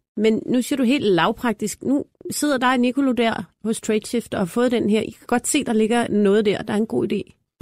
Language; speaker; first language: Danish; native; Danish